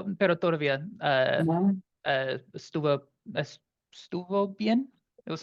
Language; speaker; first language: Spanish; non-native, learner; English